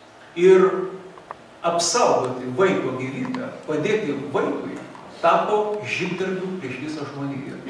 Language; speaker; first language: Lithuanian; native; Lithuanian